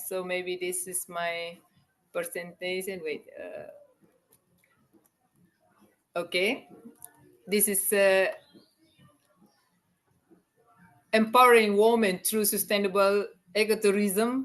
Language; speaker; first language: English; non-native, learner; Indonesian